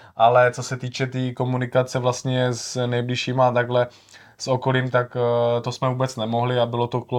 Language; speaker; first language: Czech; native; Czech